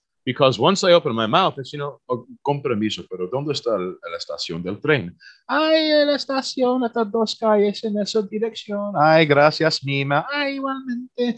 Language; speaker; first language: Spanish; early bilingual, heritage; Spanish